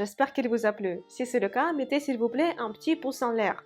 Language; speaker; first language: French; non-native, fluent; Russian